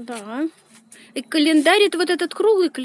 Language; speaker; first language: Russian; native; Russian